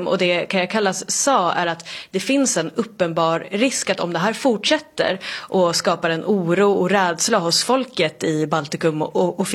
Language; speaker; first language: Swedish; native; Swedish